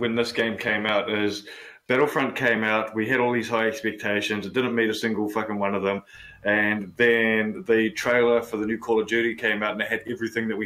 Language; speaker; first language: English; native; English